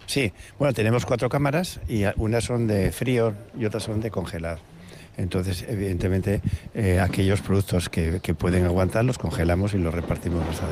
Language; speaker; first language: Spanish; native; Spanish